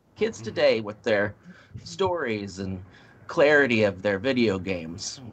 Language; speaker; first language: English; native; English